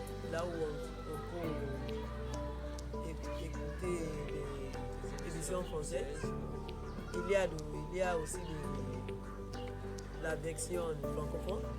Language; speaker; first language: French; non-native, fluent; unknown